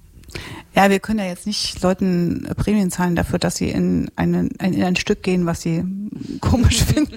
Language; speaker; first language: German; native; German